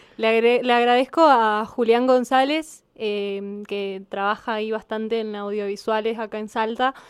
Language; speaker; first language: Spanish; native; Spanish